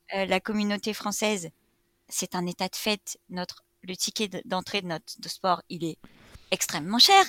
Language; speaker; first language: French; native; French